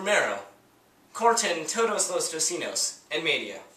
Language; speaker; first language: Spanish; non-native, learner; English